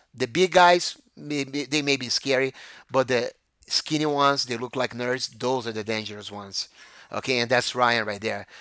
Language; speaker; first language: English; non-native, fluent; Portuguese